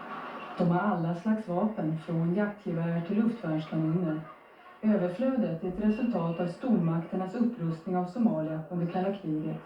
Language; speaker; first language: Swedish; native; Swedish